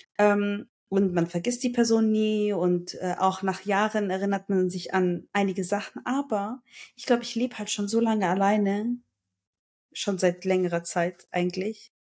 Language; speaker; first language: German; early bilingual, other home language; Turkish